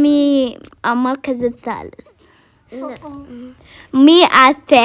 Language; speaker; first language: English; non-native, learner; Arabic